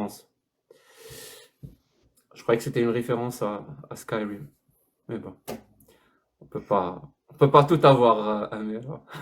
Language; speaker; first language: French; native; French